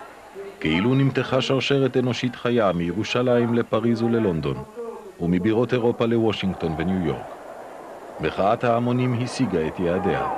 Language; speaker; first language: Hebrew; native; Hebrew